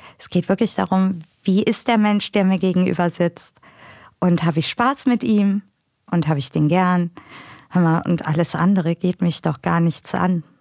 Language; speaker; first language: German; native; German